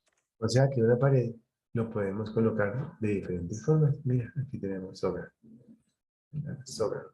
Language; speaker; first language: Spanish; native; Spanish